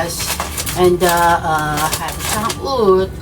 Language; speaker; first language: English; non-native, learner; Chinese